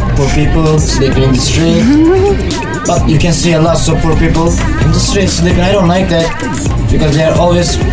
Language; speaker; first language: English; non-native, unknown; Turkish